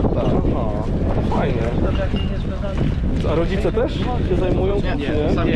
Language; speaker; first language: Polish; native; Polish